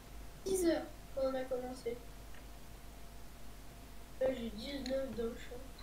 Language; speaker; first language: French; native; French